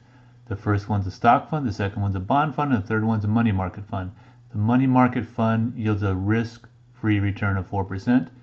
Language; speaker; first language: English; native; English